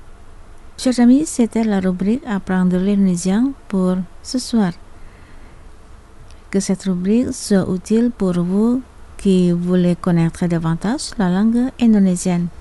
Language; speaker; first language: French; non-native, fluent; Indonesian